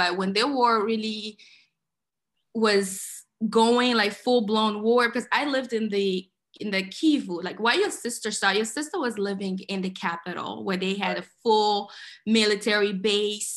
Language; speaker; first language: English; non-native, fluent; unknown